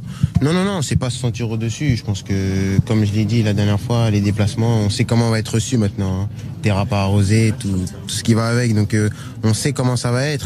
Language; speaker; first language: French; native; French